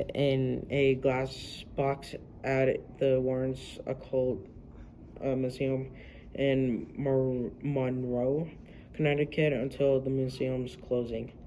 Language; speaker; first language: English; native; English